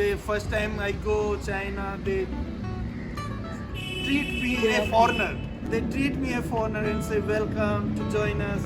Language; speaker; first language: English; non-native, learner; Hindi